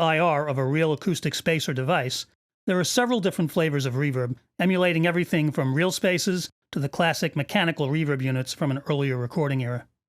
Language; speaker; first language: English; native; English